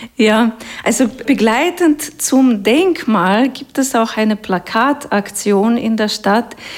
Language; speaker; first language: German; non-native, fluent; Russian